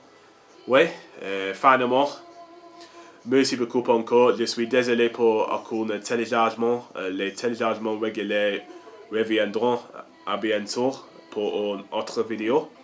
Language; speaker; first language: French; non-native, learner; English